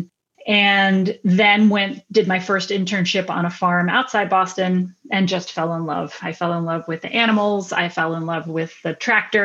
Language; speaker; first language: English; native; English